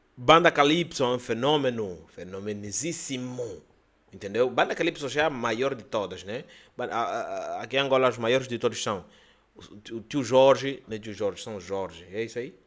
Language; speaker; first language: Portuguese; native; Portuguese